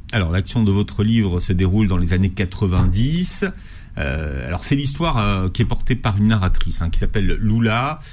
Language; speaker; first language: French; native; French